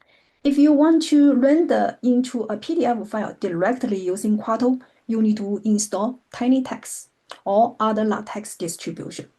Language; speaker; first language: English; non-native, fluent; Chinese